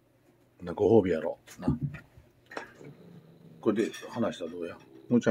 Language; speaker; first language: Japanese; native; Japanese